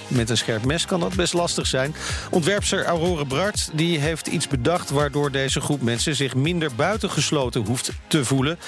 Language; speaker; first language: Dutch; native; Dutch